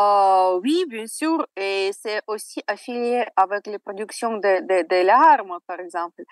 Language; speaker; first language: French; non-native, fluent; Russian